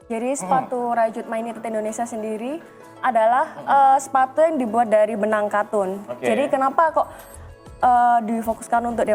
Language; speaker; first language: Indonesian; native; Indonesian